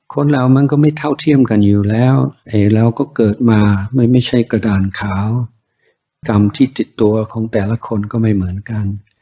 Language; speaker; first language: Thai; non-native, fluent; English